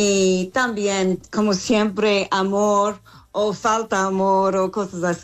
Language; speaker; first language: Spanish; non-native, learner; English